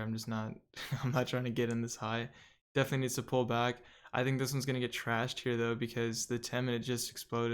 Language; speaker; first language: English; native; English